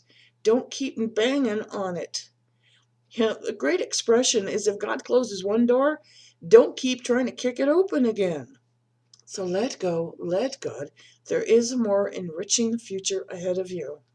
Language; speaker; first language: English; native; English